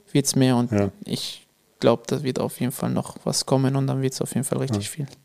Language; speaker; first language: German; early bilingual, other home language; Arabic